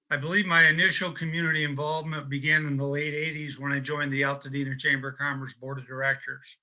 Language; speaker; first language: English; native; English